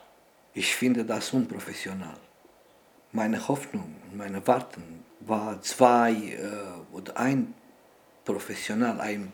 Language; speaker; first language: German; non-native, learner; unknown